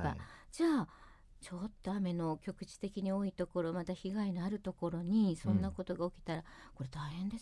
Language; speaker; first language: Japanese; native; Japanese